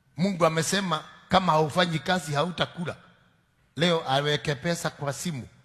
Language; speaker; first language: Swahili; non-native, local second language; Kikuyu